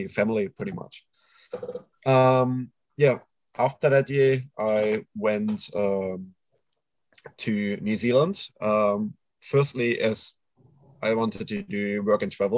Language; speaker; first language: English; non-native, fluent; German